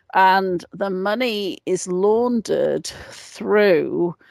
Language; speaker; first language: English; native; English